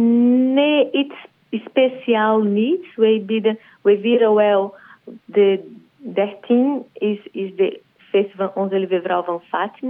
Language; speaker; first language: Dutch; non-native, learner; Portuguese